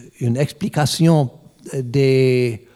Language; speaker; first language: French; non-native, learner; English